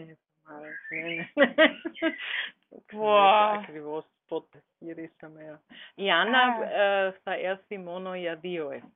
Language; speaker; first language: Greek; non-native, learner; German